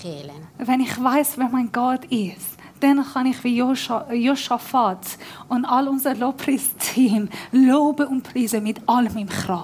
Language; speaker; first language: German; non-native, learner; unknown